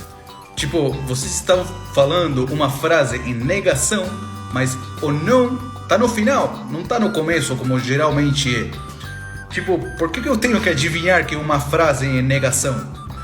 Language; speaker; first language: Portuguese; non-native, fluent; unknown